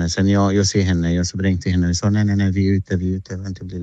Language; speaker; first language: Swedish; non-native, learner; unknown